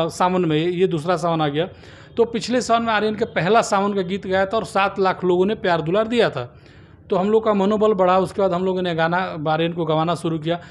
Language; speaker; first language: Hindi; native; Hindi